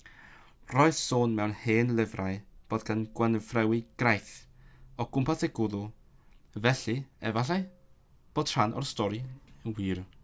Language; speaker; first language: Welsh; non-native, learner; Cantonese